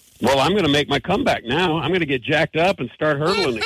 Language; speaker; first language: English; native; English